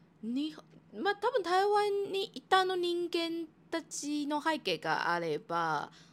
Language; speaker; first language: Japanese; non-native, fluent; Chinese